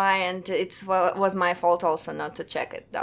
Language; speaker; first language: English; non-native, fluent; Russian